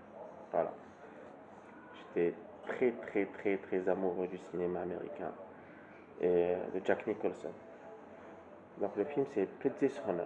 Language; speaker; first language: French; native; French